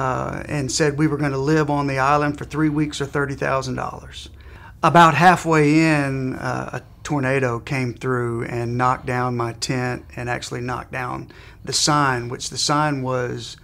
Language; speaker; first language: English; native; English